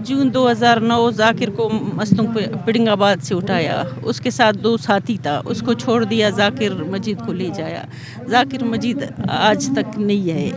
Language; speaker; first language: Hindi; non-native, local second language; Baluchi